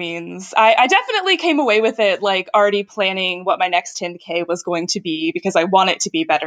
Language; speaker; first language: English; native; English